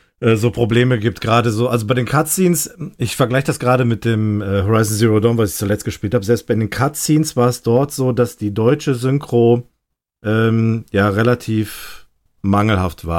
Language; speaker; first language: German; native; German